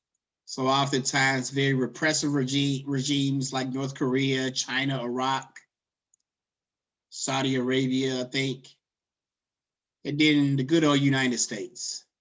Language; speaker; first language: English; native; English